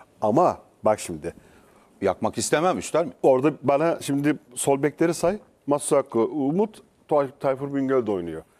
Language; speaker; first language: Turkish; native; Turkish